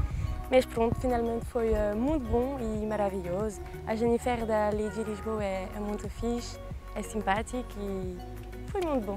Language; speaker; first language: Portuguese; early bilingual, heritage; French